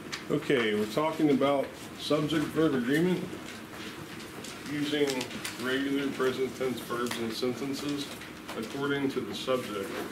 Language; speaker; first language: English; native; English